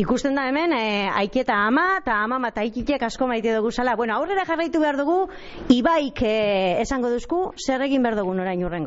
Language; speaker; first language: Basque; native; Basque